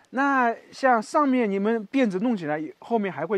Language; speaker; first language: Chinese; native; Chinese